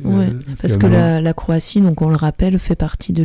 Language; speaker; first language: French; native; French